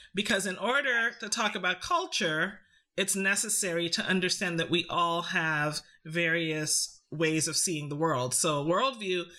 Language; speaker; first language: English; native; English